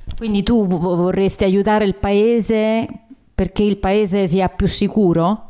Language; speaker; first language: Italian; native; Italian